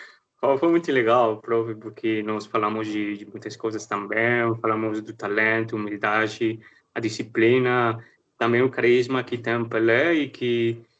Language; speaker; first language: Portuguese; non-native, learner; Spanish